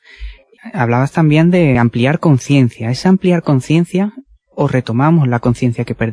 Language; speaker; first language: Spanish; native; Spanish